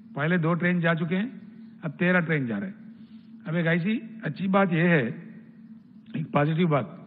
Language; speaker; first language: Hindi; non-native, local second language; Telugu